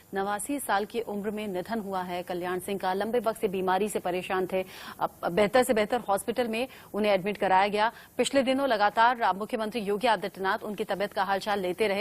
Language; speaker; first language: Hindi; native; Hindi